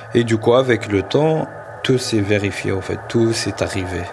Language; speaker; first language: French; non-native, local second language; Kabyle